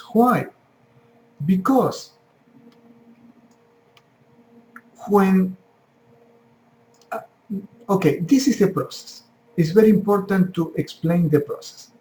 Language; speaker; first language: English; non-native, fluent; Spanish